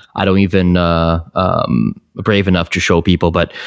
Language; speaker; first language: English; non-native, fluent; Portuguese